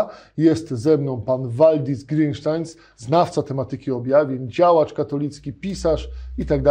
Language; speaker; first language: Polish; native; Polish